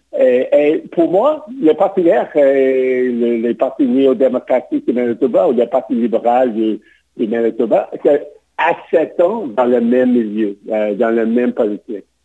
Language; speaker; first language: French; non-native, local second language; English